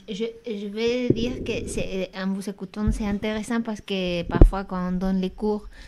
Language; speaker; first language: French; non-native, fluent; Spanish